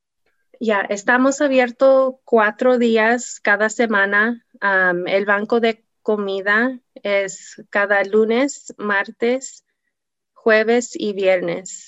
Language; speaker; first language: Spanish; non-native, learner; English